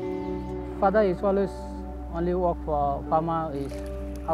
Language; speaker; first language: English; non-native, learner; Bangla